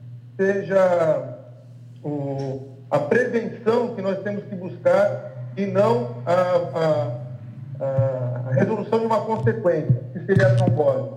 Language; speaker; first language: Portuguese; native; Portuguese